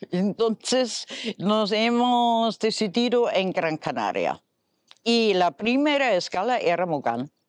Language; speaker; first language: Spanish; non-native, fluent; German